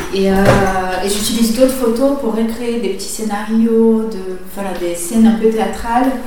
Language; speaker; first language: French; non-native, fluent; Portuguese